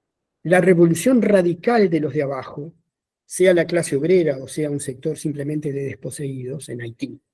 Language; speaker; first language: Spanish; native; Spanish